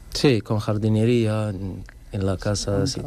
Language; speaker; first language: Spanish; non-native, learner; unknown